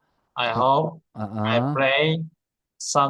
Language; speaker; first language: English; non-native, learner; Indonesian